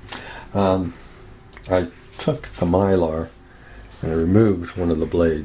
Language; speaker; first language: English; native; English